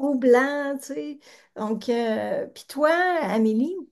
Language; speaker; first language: French; native; French